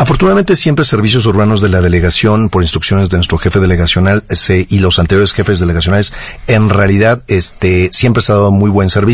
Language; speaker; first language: Spanish; native; Spanish